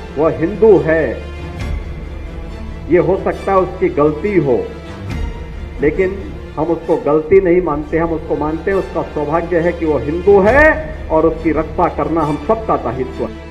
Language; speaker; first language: Hindi; native; Hindi